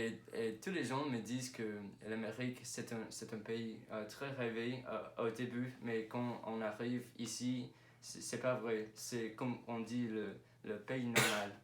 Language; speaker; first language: French; non-native, learner; English